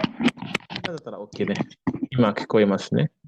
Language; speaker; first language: Japanese; non-native, fluent; Indonesian